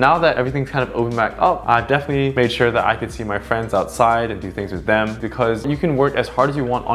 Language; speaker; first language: English; native; English